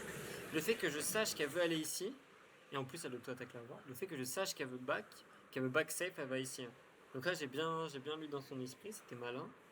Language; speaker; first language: French; native; French